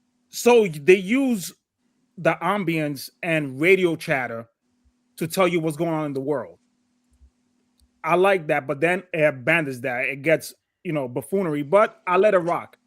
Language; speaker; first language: English; native; English